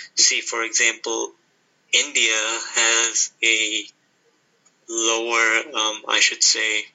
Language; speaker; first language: English; non-native, local second language; Hindi